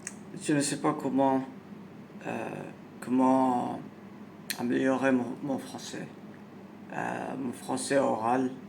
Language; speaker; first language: French; non-native, learner; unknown